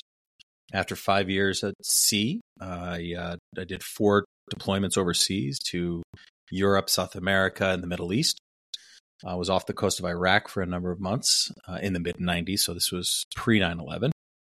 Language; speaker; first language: English; early bilingual, other home language; Spanish